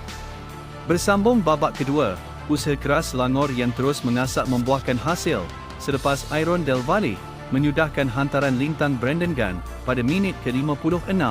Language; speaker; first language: Malay; native; Malay